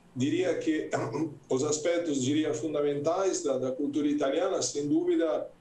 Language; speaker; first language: Portuguese; non-native, fluent; Italian